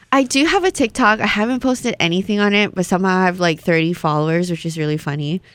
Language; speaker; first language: English; early bilingual, other home language; Vietnamese